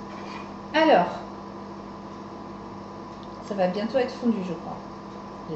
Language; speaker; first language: French; native; French